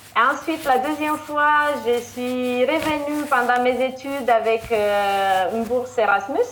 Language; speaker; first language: French; non-native, fluent; Romanian